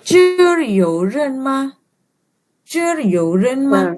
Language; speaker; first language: Chinese; non-native, fluent; Indonesian